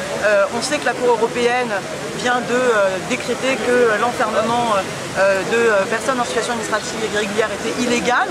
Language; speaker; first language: French; native; French